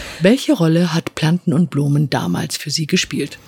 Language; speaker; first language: German; native; German